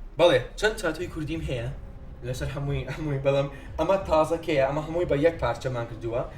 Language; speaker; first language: Central Kurdish; non-native, fluent; English